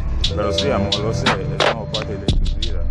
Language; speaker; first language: Spanish; non-native, learner; English